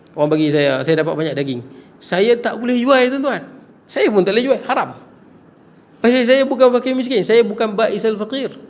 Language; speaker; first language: Malay; native; Malay